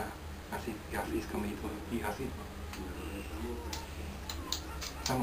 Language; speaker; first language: Bulgarian; non-native, learner; Finnish